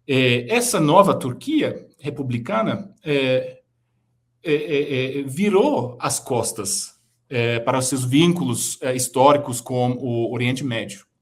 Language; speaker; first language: Portuguese; non-native, fluent; Turkish